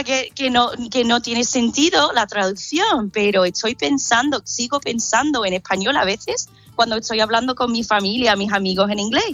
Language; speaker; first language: Spanish; non-native, fluent; English